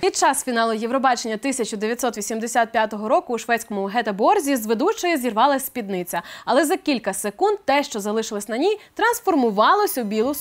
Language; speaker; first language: Ukrainian; native; Ukrainian